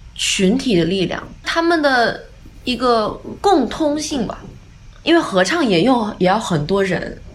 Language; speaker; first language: Chinese; non-native, local second language; Wu Chinese